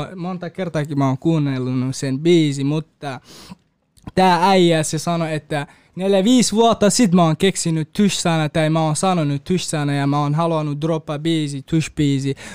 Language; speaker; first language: Finnish; non-native, learner; Kurdish